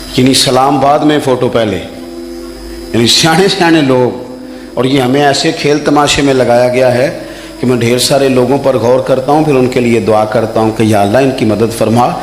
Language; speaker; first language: Urdu; non-native, local second language; Punjabi